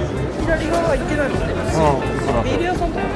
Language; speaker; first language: Japanese; native; Japanese